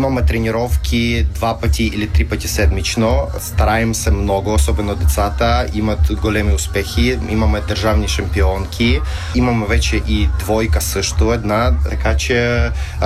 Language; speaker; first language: Bulgarian; non-native, fluent; Ukrainian